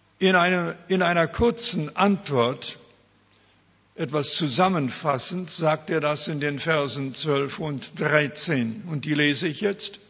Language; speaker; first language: German; early bilingual, heritage; German